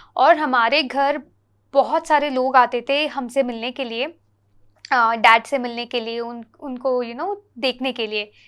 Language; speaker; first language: Hindi; non-native, local second language; Telugu